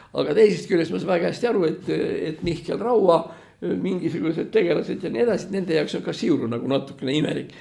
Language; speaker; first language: Estonian; native; Estonian